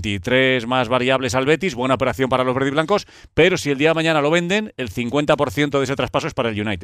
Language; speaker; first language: Spanish; native; Spanish